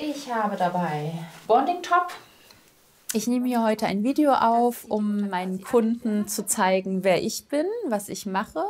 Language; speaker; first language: German; native; German